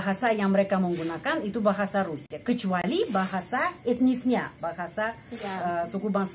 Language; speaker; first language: Indonesian; non-native, fluent; Russian